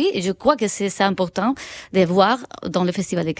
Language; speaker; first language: French; non-native, fluent; Spanish